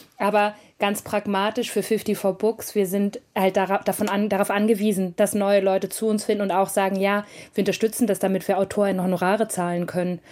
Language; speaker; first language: German; native; German